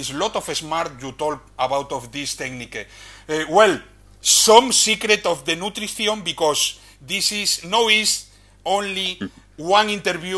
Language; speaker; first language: English; non-native, learner; Spanish